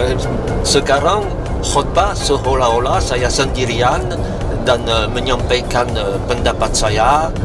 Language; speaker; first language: Indonesian; non-native, fluent; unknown